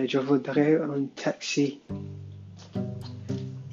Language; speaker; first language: French; non-native, learner; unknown